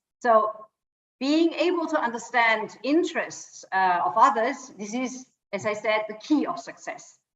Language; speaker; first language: English; non-native, fluent; German